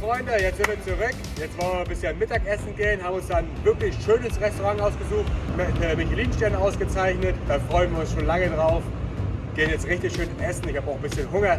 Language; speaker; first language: German; native; German